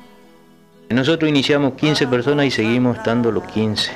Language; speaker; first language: Spanish; native; Spanish